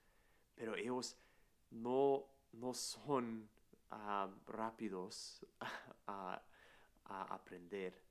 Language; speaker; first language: Spanish; non-native, fluent; English